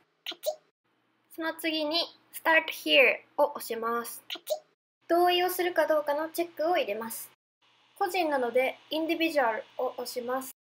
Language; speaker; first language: Japanese; early bilingual, heritage; Japanese